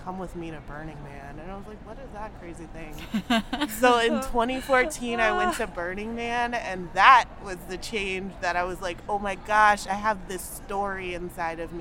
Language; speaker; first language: English; native; English